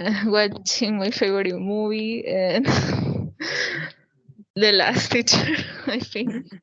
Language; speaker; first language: English; non-native, learner; Spanish